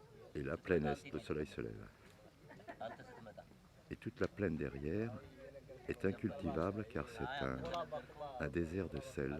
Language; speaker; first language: French; native; French